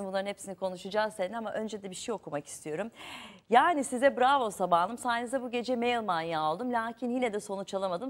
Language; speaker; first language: Turkish; native; Turkish